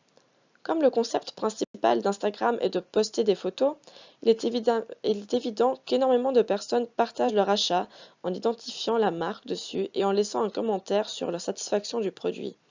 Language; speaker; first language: French; native; French